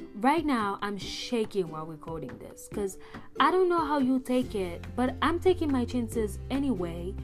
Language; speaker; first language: English; early bilingual, other home language; Haitian Creole